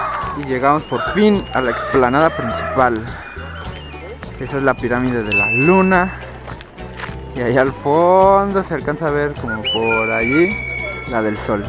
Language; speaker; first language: Spanish; native; Spanish